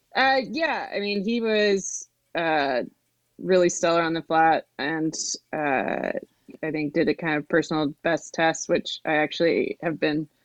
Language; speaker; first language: English; native; English